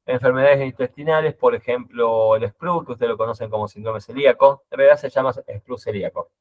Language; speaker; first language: Spanish; native; Spanish